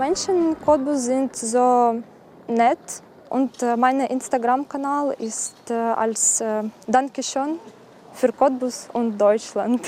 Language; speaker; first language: German; non-native, learner; Ukrainian